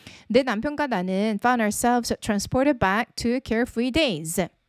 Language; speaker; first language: English; non-native, fluent; Korean